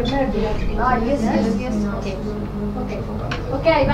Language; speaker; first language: English; non-native, fluent; Italian